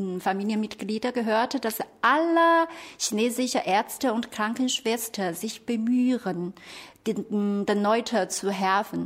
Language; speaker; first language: German; non-native, fluent; Chinese